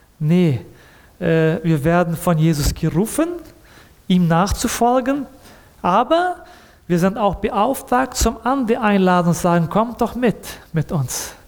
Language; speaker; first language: German; early bilingual, heritage; German